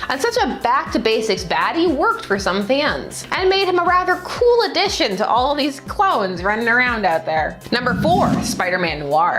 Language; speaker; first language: English; native; English